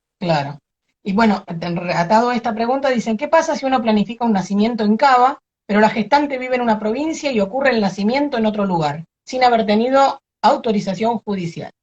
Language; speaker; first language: Spanish; native; Spanish